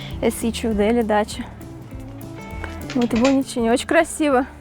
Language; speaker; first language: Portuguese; non-native, fluent; Russian